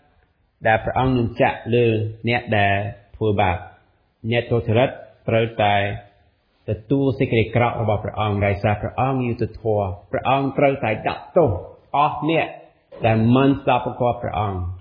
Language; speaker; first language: Khmer; non-native, fluent; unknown